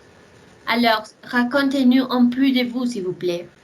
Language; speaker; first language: French; non-native, learner; Spanish